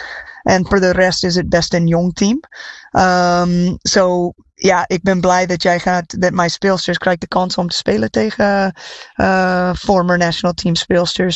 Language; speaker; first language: Dutch; non-native, fluent; English